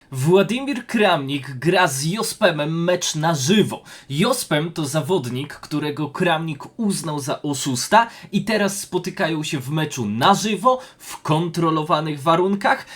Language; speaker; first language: Polish; native; Polish